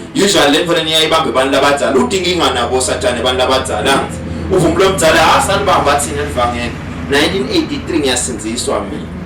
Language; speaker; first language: Zulu; non-native, local second language; Swati